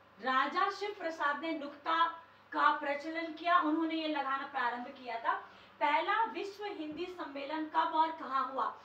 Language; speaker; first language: Hindi; native; Hindi